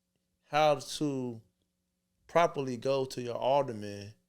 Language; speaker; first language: English; native; English